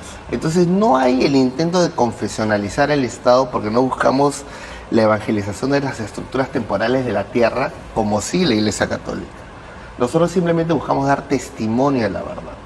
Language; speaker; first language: Spanish; native; Spanish